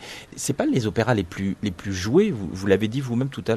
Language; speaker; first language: French; native; French